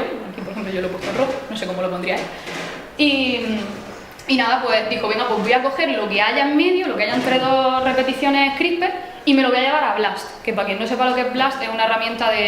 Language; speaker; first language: Spanish; native; Spanish